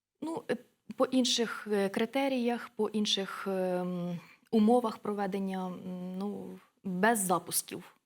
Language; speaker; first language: Ukrainian; native; Ukrainian